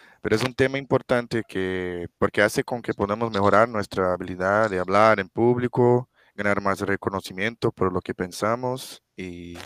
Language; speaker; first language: Spanish; non-native, fluent; Portuguese